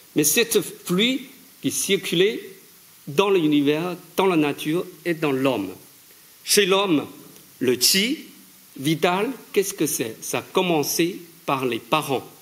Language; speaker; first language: French; non-native, fluent; Chinese